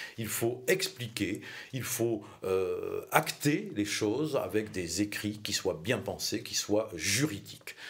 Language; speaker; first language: French; native; French